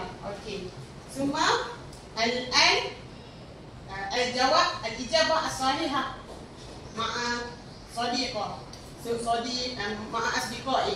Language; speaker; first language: Arabic; non-native, learner; Malay